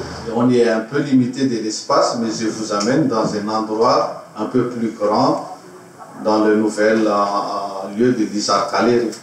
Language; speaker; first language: French; non-native, local second language; Malagasy